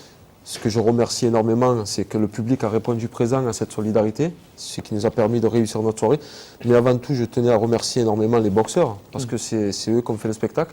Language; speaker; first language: French; native; French